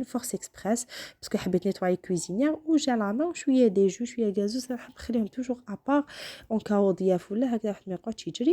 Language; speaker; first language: Arabic; native; Arabic